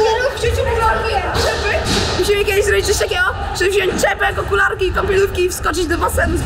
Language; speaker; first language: Polish; native; Polish